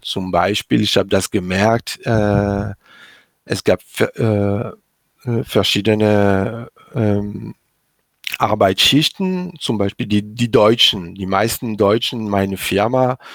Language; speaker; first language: German; non-native, learner; French